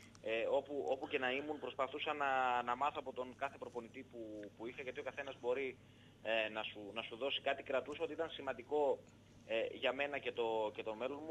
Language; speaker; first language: Greek; native; Greek